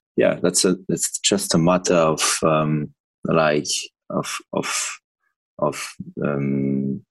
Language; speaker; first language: English; non-native, fluent; French